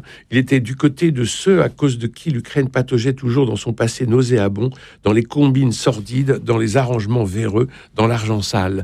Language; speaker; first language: French; native; French